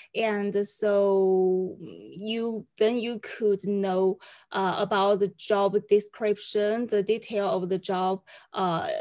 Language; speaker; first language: English; non-native, fluent; Chinese